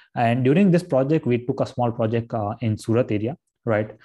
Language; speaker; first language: English; non-native, local second language; Gujarati